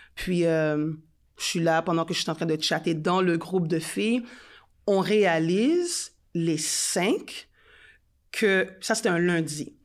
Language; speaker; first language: French; native; French